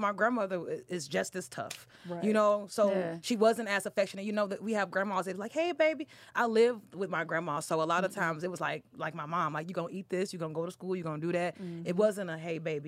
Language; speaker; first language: English; native; English